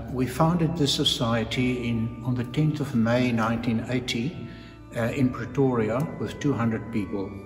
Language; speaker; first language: English; non-native, local second language; Afrikaans